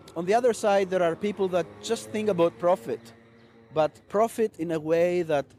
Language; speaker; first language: English; non-native, fluent; Greek